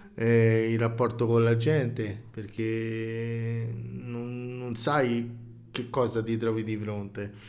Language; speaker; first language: Italian; native; Italian